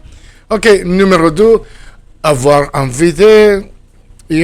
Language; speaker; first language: French; non-native, fluent; Spanish